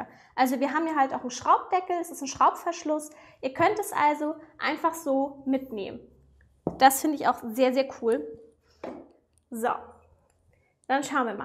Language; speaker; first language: German; native; German